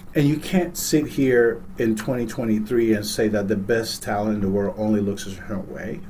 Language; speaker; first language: English; early bilingual, other home language; Spanish